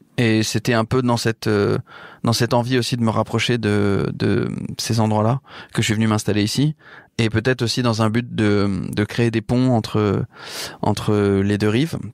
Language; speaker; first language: French; native; French